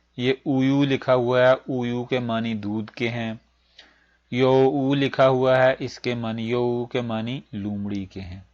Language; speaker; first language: Urdu; native; Urdu